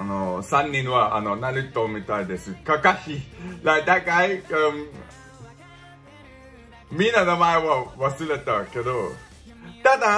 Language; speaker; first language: Japanese; non-native, learner; English